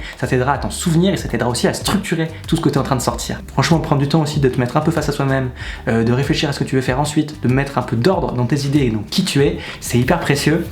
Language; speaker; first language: French; native; French